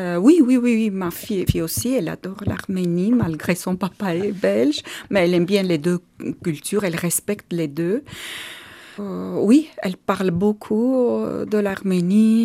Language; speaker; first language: French; non-native, learner; Armenian